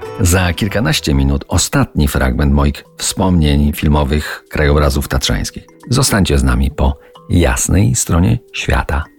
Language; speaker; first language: Polish; native; Polish